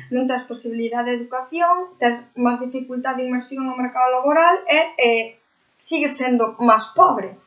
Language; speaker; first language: Galician; non-native, local second language; Spanish